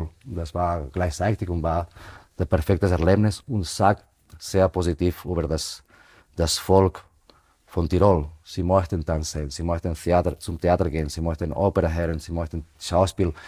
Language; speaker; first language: German; non-native, fluent; Spanish